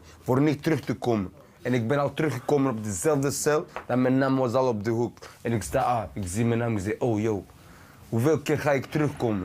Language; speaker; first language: Dutch; early bilingual, other home language; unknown